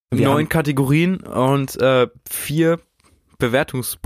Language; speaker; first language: German; native; German